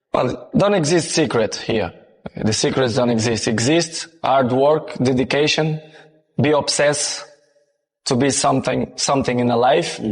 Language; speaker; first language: English; non-native, fluent; Portuguese